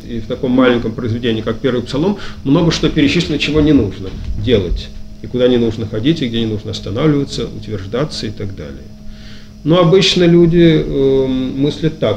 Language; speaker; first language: Russian; native; Russian